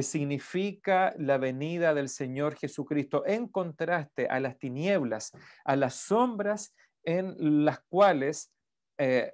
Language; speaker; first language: Spanish; native; Spanish